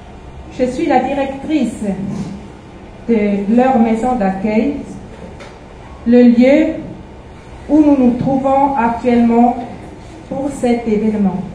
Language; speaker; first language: French; non-native, fluent; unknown